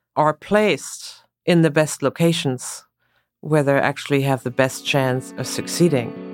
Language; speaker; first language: English; non-native, fluent; German